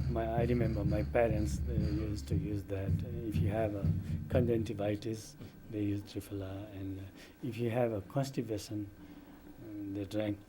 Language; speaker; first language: English; non-native, local second language; Nepali